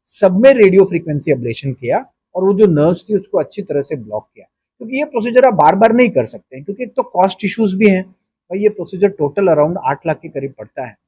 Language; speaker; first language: Hindi; native; Hindi